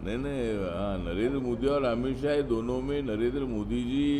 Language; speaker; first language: Hindi; non-native, local second language; Marathi